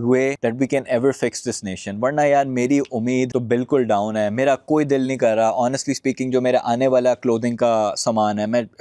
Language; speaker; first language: Urdu; native; Urdu